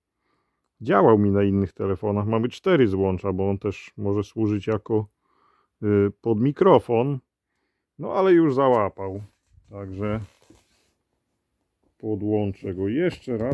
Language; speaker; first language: Polish; native; Polish